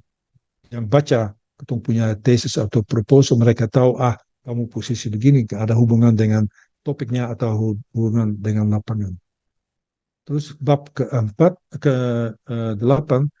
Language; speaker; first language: Indonesian; early bilingual, heritage; Dutch